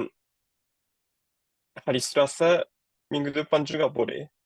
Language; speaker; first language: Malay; non-native, learner; Japanese